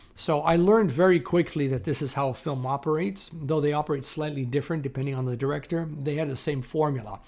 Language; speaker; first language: English; native; English